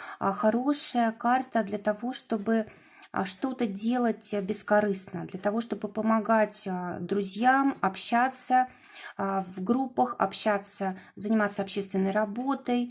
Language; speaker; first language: Russian; native; Russian